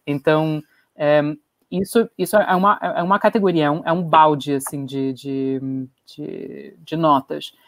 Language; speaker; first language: Portuguese; non-native, fluent; English